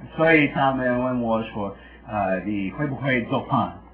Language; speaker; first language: Chinese; non-native, learner; English